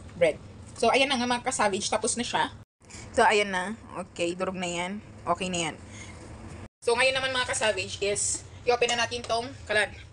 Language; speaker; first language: Filipino; non-native, local second language; Iloko